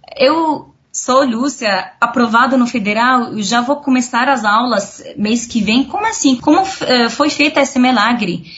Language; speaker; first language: Portuguese; non-native, fluent; Arabic